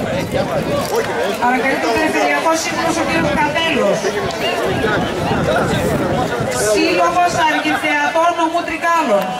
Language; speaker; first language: Greek; native; Greek